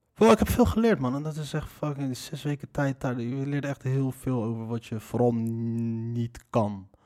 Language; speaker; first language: Dutch; early bilingual, other home language; Riffian